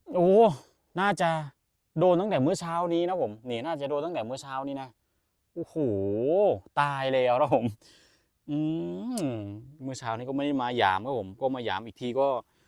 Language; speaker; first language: Thai; non-native, local second language; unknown